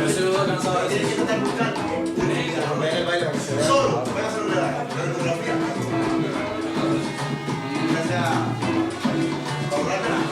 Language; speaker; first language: Spanish; native; Spanish